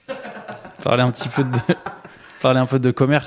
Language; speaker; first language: French; native; French